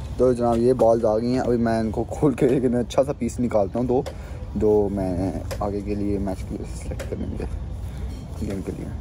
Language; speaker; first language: Urdu; native; Urdu